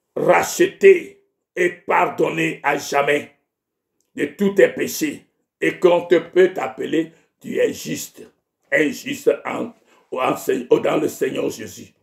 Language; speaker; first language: French; non-native, local second language; Ewe